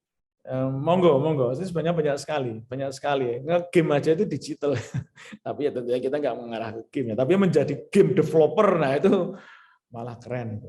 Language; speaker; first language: Indonesian; native; Indonesian